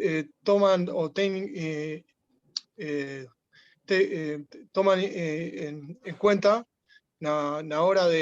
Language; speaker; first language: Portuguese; non-native, learner; Spanish